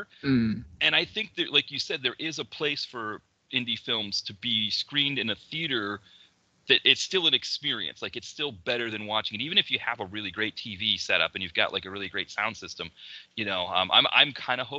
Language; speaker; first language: English; native; English